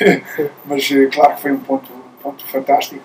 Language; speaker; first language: Portuguese; native; Portuguese